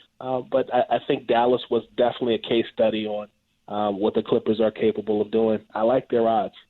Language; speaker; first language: English; native; English